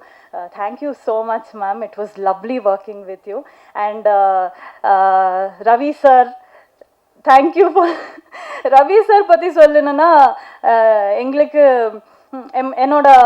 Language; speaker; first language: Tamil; non-native, learner; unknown